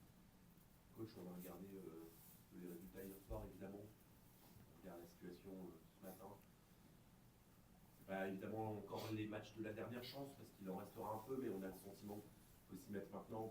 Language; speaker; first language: French; native; French